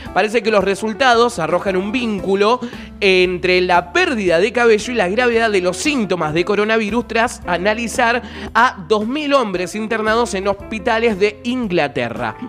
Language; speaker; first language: Spanish; native; Spanish